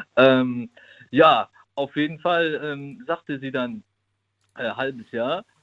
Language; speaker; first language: German; native; German